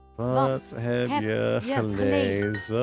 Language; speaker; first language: Dutch; non-native, learner; English